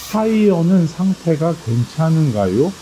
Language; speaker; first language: Korean; native; Korean